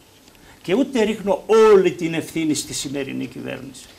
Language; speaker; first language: Greek; native; Greek